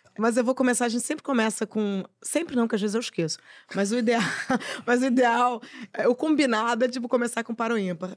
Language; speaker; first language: Portuguese; native; Portuguese